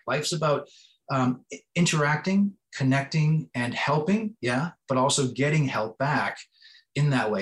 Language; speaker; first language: English; native; English